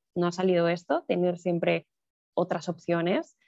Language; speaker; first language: Spanish; native; Spanish